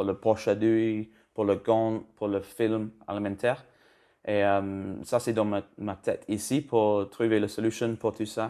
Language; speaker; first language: French; non-native, learner; English